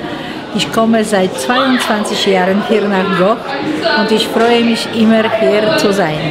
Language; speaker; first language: German; non-native, fluent; Polish